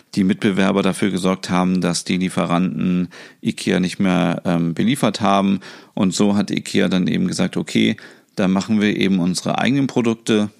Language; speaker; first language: German; native; German